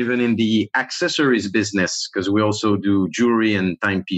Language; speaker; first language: English; non-native, fluent; French